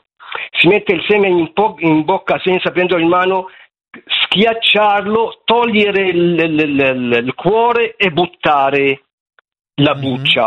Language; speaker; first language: Italian; non-native, fluent; Arabic